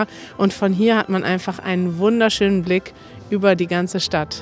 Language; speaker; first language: German; native; German